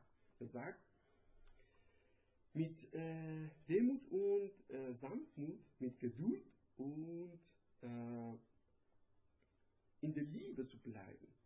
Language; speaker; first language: German; non-native, learner; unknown